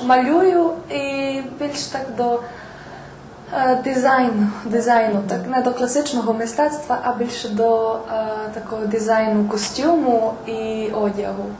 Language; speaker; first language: Ukrainian; non-native, local second language; Serbian